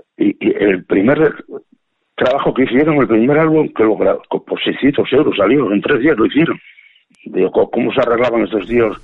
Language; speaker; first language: Spanish; native; Spanish